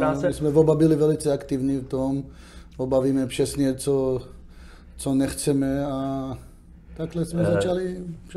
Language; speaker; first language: Czech; non-native, fluent; Hebrew